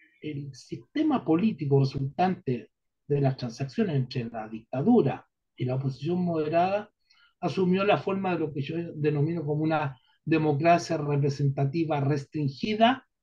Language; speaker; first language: Spanish; native; Spanish